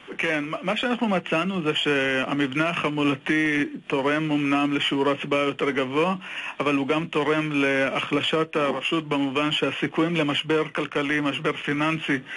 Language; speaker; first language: Hebrew; native; Hebrew